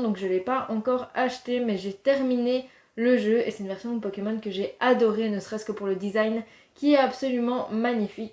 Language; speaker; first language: French; native; French